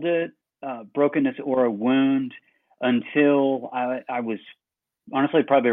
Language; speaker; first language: English; native; English